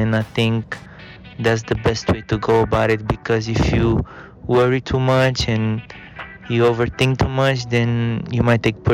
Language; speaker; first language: English; non-native, fluent; Romanian